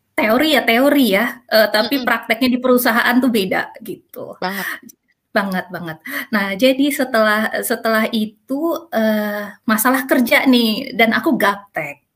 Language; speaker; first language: Indonesian; native; Indonesian